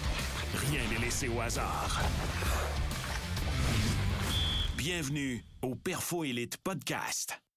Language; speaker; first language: French; native; French